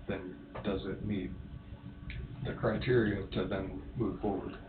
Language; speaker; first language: English; native; English